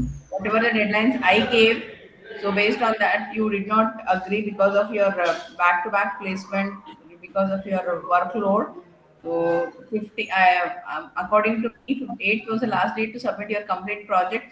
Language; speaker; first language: English; non-native, local second language; Kannada